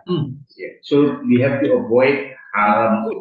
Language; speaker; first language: English; non-native, learner; Indonesian